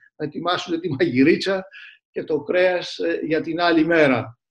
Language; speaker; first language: Greek; early bilingual, other home language; Turkish